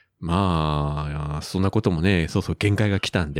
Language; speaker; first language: Japanese; native; Japanese